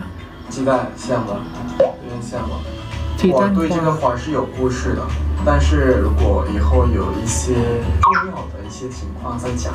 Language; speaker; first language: Chinese; non-native, fluent; Thai